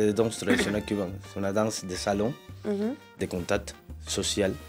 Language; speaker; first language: French; non-native, learner; Spanish